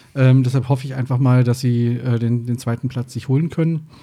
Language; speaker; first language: German; native; German